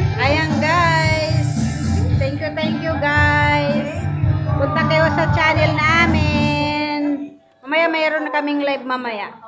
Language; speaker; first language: Filipino; non-native, local second language; Waray